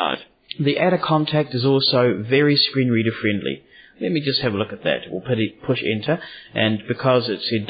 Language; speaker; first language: English; native; English